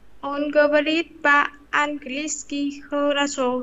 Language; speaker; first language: Russian; non-native, learner; Vietnamese